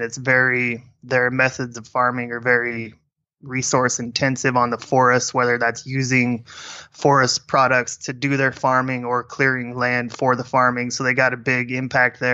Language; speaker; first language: English; native; English